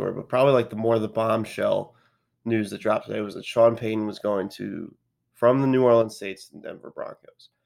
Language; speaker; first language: English; native; English